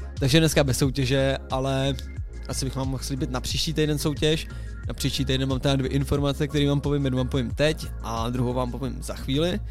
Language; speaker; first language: Czech; native; Czech